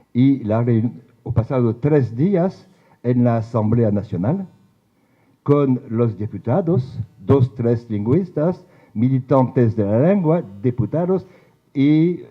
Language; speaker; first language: Spanish; non-native, fluent; French